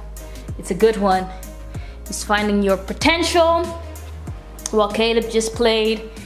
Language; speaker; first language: English; non-native, fluent; Dutch